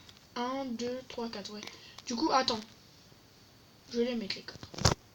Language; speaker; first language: French; native; French